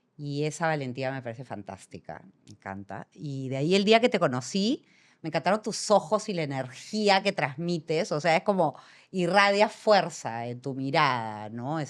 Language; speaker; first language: Spanish; native; Spanish